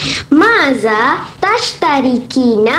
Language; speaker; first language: Arabic; non-native, learner; Malay